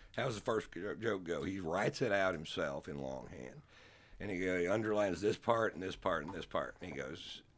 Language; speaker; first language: English; native; English